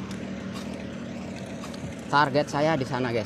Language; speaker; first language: Indonesian; non-native, local second language; Sasak